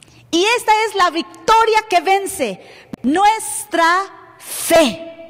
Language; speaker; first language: Spanish; native; Spanish